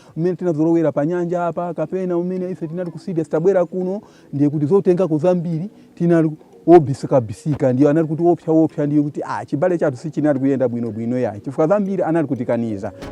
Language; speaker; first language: Nyanja; non-native, local second language; Tumbuka